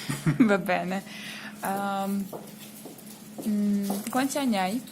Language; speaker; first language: Italian; non-native, learner; Russian